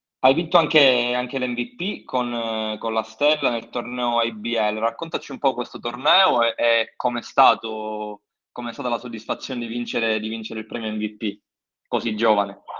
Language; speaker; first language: Italian; native; Italian